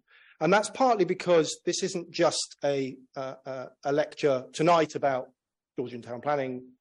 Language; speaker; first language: English; native; English